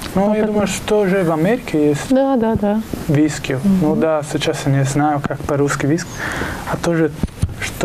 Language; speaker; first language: Russian; non-native, learner; Italian